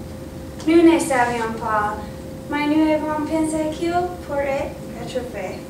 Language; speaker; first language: French; non-native, learner; English